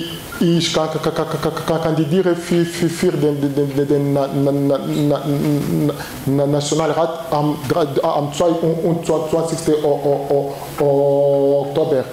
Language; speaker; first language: German; non-native, learner; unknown